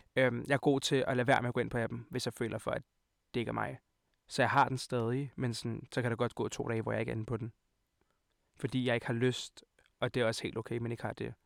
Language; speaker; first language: Danish; native; Danish